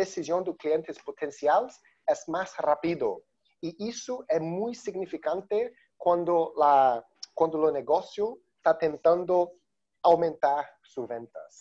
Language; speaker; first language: Spanish; non-native, learner; Portuguese